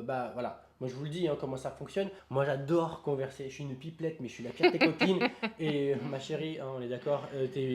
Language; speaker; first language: French; native; French